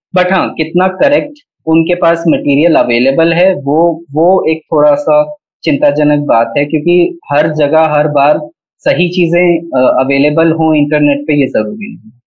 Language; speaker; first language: Hindi; native; Hindi